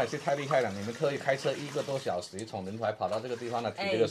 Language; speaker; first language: Chinese; native; Chinese